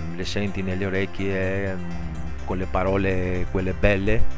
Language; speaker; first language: Italian; non-native, fluent; Greek